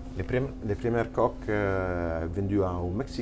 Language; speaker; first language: French; non-native, fluent; Italian